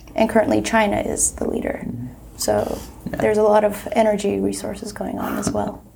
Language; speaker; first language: English; non-native, fluent; Turkish